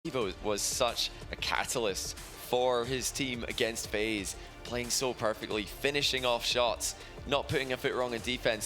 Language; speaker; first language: English; native; English